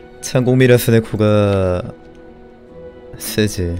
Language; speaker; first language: Korean; native; Korean